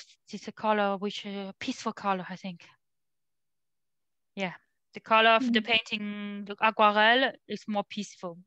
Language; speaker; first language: English; non-native, learner; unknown